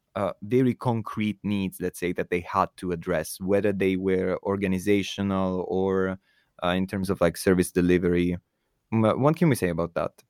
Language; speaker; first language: English; non-native, fluent; Italian